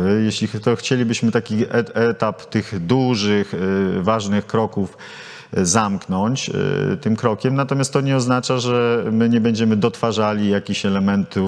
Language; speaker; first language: Polish; native; Polish